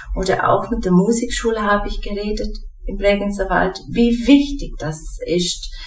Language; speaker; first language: German; non-native, fluent; English